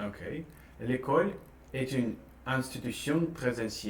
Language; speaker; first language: French; non-native, learner; Russian